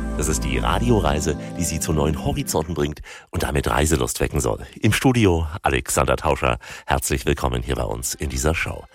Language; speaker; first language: German; native; German